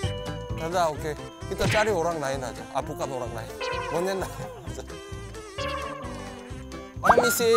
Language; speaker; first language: Indonesian; non-native, learner; Korean